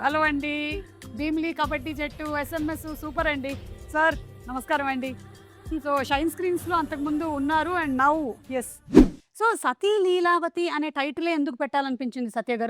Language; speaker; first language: Telugu; native; Telugu